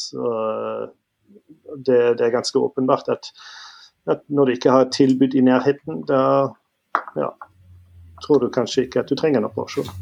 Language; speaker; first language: Norwegian; non-native, fluent; German